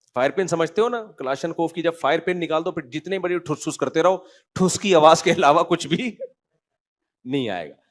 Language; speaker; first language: Urdu; native; Urdu